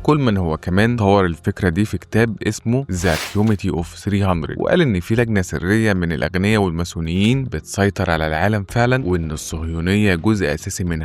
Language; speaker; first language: Arabic; native; Arabic